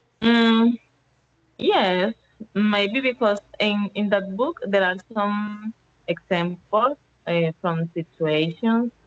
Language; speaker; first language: English; non-native, learner; Spanish